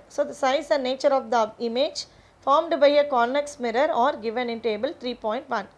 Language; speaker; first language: English; non-native, local second language; Tamil